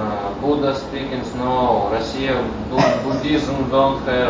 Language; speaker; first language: English; non-native, learner; Russian